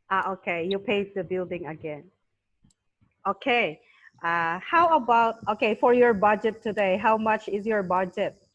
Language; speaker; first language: English; non-native, fluent; Thai